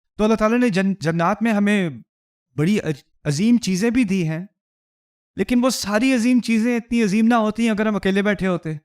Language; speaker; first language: Urdu; early bilingual, heritage; Urdu